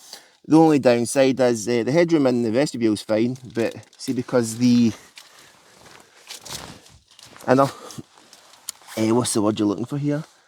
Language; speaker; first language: English; native; English